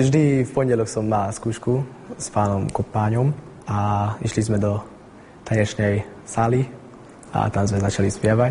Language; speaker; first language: Slovak; non-native, local second language; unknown